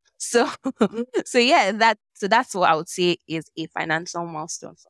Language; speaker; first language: English; non-native, local second language; Yoruba